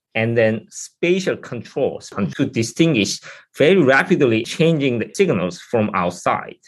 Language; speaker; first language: English; non-native, fluent; Korean